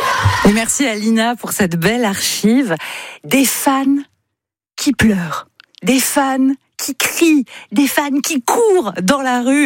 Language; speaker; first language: French; native; French